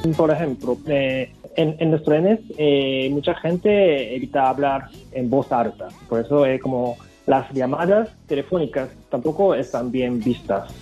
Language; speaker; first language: Spanish; non-native, fluent; Japanese